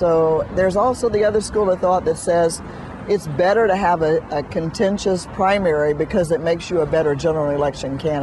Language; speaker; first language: English; native; English